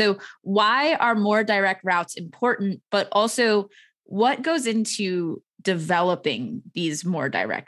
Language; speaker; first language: English; native; English